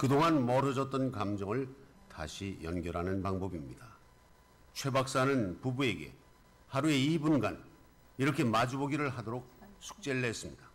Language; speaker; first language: Korean; native; Korean